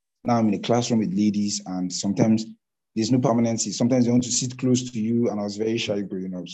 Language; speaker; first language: English; non-native, local second language; Hausa